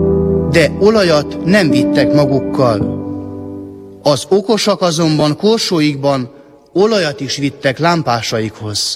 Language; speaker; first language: Hungarian; native; Hungarian